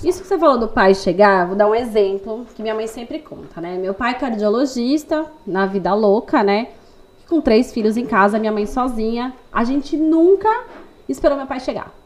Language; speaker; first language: Portuguese; native; Portuguese